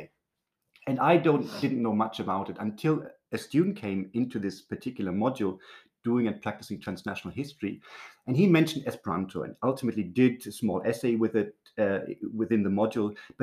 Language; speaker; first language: English; non-native, fluent; German